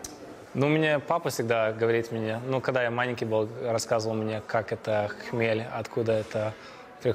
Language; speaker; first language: Russian; early bilingual, heritage; Russian